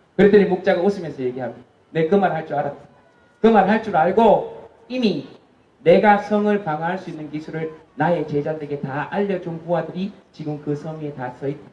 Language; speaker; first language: Korean; native; Korean